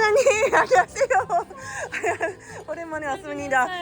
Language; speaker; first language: Korean; non-native, fluent; Japanese